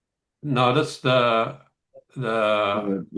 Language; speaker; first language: English; non-native, fluent; Dutch